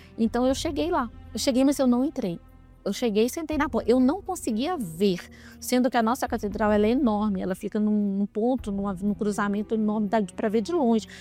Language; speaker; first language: Portuguese; native; Portuguese